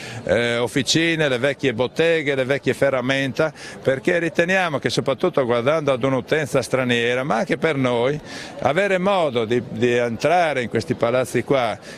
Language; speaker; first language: Italian; native; Italian